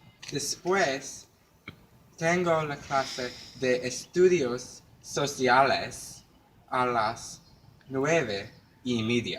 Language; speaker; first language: Spanish; non-native, learner; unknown